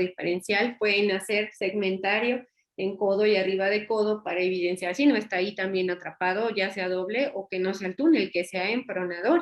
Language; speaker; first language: Spanish; native; Spanish